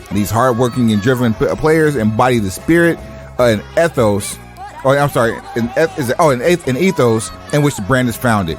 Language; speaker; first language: English; native; English